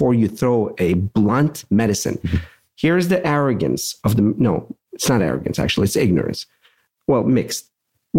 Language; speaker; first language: English; native; English